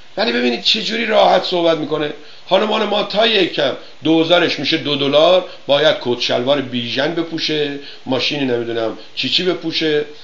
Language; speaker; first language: Persian; native; Persian